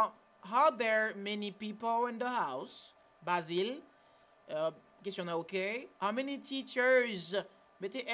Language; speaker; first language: English; non-native, fluent; Haitian Creole